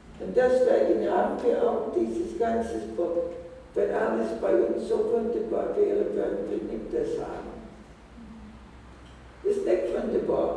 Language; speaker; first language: German; non-native, fluent; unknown